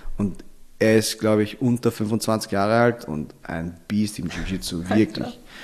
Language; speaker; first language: German; early bilingual, other home language; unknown